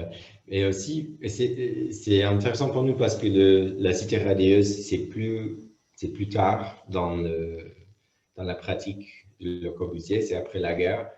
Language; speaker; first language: French; non-native, fluent; English